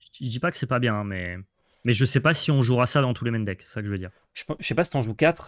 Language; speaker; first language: French; native; French